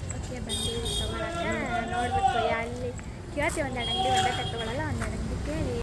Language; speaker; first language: Kannada; native; Kannada